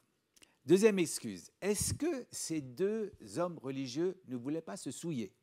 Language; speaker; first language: French; native; French